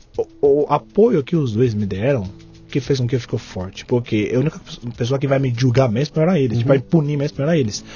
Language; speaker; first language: Portuguese; non-native, fluent; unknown